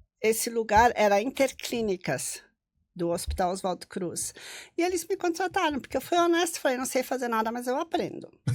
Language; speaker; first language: Portuguese; non-native, local second language; German